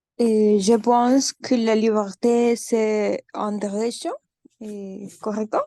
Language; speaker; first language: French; non-native, learner; Spanish